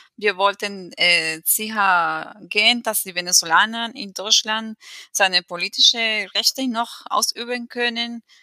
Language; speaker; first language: German; non-native, fluent; Spanish